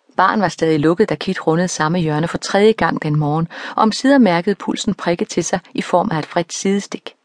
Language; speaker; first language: Danish; native; Danish